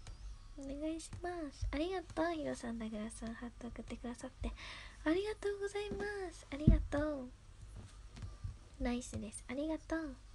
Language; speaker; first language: Japanese; native; Japanese